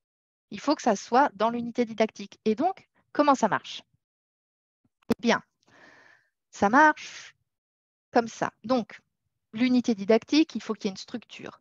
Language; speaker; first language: French; native; French